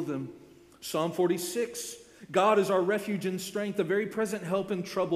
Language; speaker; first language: English; native; English